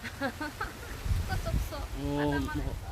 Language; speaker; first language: Korean; non-native, learner; Russian